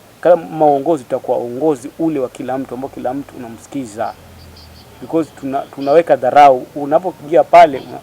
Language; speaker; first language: Swahili; non-native, local second language; Giryama